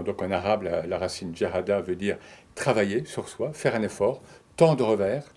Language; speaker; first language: French; native; French